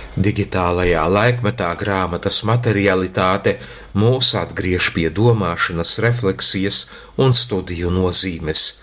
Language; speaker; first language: Latvian; native; Latvian